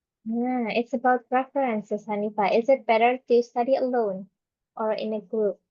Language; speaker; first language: English; non-native, fluent; Indonesian